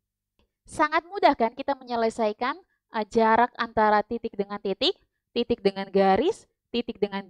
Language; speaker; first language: Indonesian; native; Indonesian